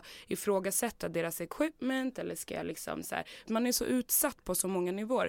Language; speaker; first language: Swedish; native; Swedish